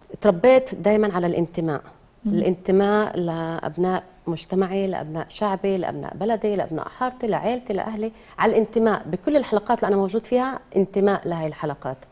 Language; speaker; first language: Arabic; native; Arabic